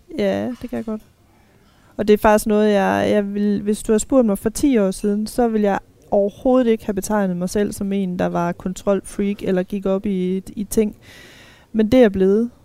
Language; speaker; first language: Danish; native; Danish